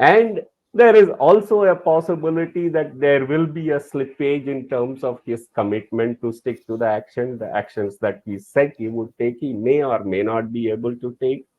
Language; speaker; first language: English; non-native, local second language; Tamil